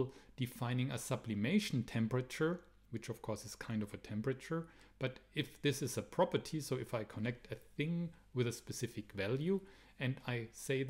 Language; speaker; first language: English; non-native, fluent; German